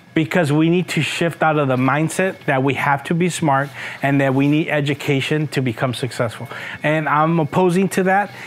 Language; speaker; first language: English; early bilingual, other home language; Spanish